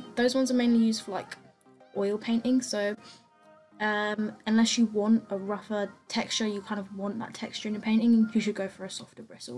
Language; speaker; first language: English; native; English